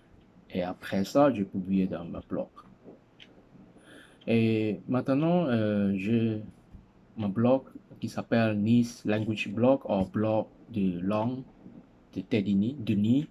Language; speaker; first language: French; non-native, learner; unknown